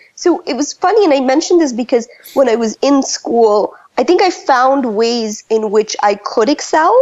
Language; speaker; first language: English; early bilingual, other home language; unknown